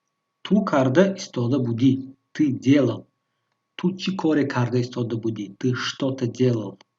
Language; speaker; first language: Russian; non-native, local second language; Tajik